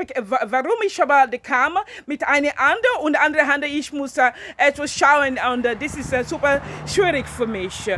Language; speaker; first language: German; non-native, learner; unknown